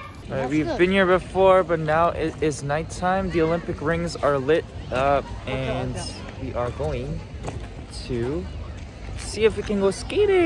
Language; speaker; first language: English; early bilingual, other home language; Korean